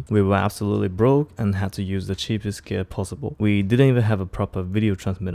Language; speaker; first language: English; non-native, fluent; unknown